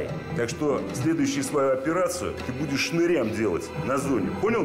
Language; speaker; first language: Russian; native; Russian